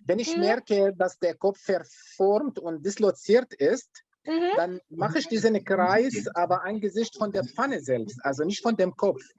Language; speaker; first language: German; non-native, fluent; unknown